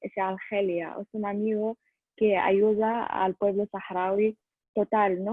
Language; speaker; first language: Spanish; non-native, learner; Arabic